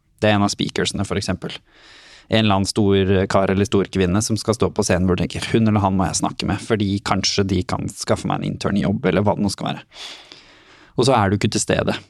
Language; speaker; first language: Norwegian; native; Norwegian